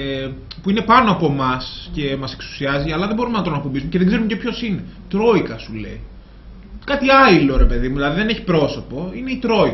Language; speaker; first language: Greek; native; Greek